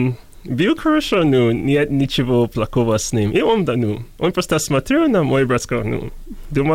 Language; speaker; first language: Russian; non-native, learner; English